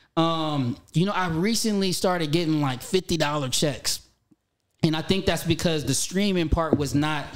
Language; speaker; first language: English; native; English